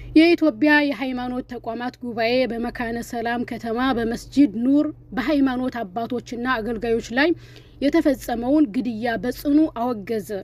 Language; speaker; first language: Amharic; non-native, local second language; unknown